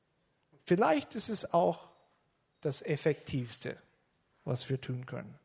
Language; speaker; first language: German; non-native, fluent; English